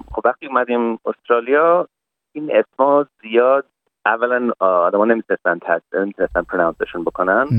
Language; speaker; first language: Persian; early bilingual, heritage; Persian